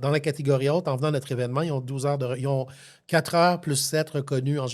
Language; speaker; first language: French; native; French